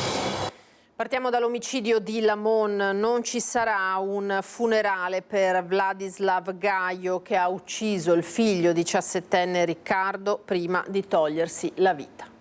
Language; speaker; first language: Italian; native; Italian